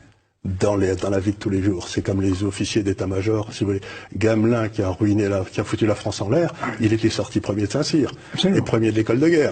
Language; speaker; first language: French; native; French